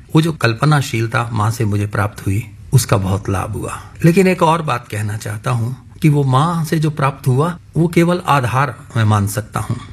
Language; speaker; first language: Hindi; non-native, local second language; Punjabi